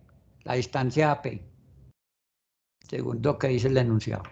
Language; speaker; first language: Spanish; native; Spanish